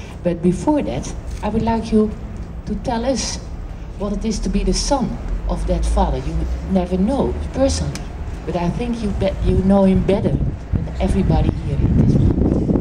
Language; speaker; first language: English; non-native, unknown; Dutch